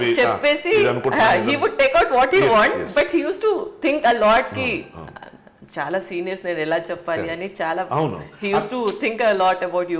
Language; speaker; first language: Telugu; non-native, local second language; Hindi